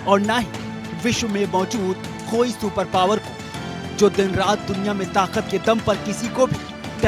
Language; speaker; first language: Hindi; native; Hindi